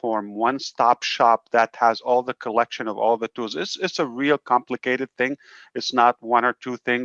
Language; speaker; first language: English; non-native, fluent; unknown